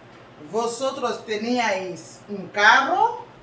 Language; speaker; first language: Spanish; non-native, learner; Haitian Creole